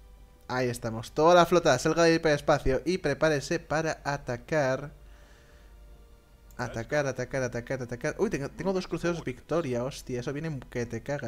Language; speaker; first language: Spanish; native; Spanish